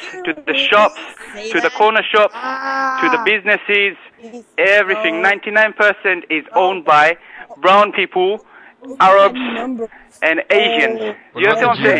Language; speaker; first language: English; non-native, local second language; Bangla